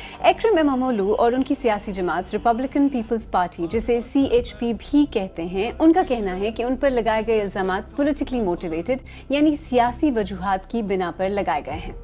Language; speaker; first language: Urdu; native; Urdu